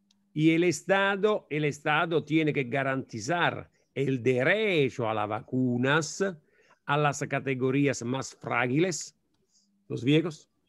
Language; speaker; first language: Spanish; non-native, fluent; Italian